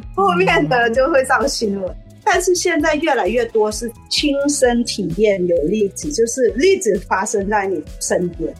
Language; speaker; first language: Chinese; non-native, fluent; Thai